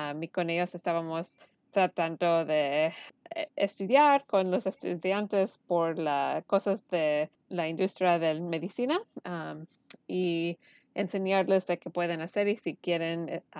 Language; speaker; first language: Spanish; early bilingual, heritage; Spanish